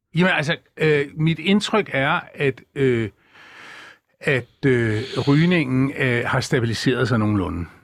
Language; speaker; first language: Danish; native; Danish